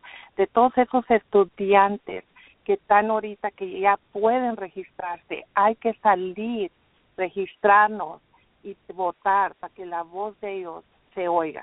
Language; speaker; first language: Spanish; early bilingual, heritage; Spanish